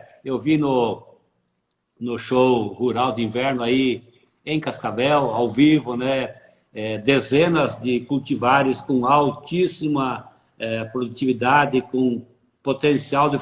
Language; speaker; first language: Portuguese; native; Portuguese